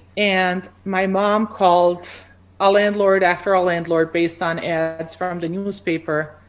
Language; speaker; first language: English; early bilingual, other home language; Croatian